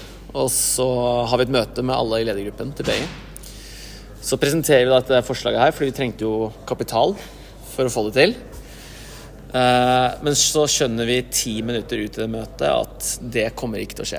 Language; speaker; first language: Norwegian; native; Norwegian